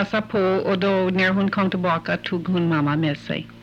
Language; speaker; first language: Swedish; early bilingual, heritage; English